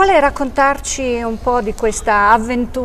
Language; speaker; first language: Italian; native; Italian